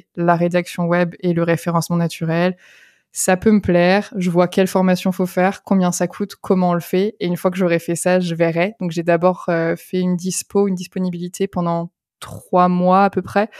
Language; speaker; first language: French; native; French